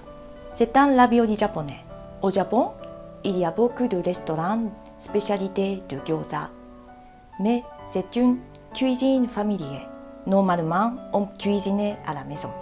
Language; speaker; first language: French; non-native, learner; Japanese